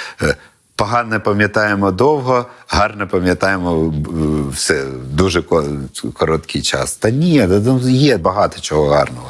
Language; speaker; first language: Ukrainian; non-native, local second language; Russian